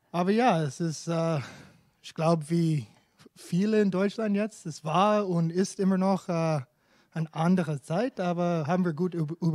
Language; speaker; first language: German; non-native, fluent; English